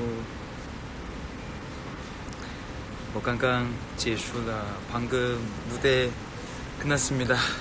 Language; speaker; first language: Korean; non-native, fluent; Chinese